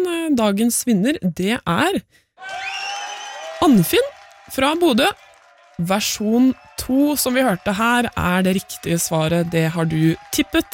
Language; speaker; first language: Norwegian; native; Norwegian